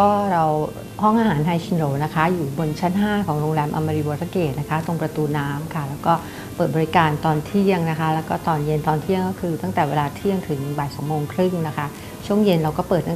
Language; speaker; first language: Thai; native; Thai